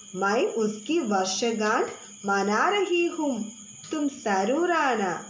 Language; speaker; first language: Hindi; non-native, local second language; Malayalam